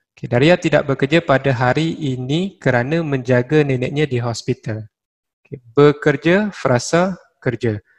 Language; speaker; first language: Malay; native; Malay